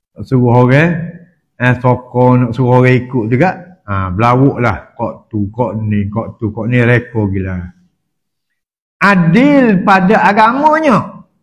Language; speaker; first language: Malay; native; Malay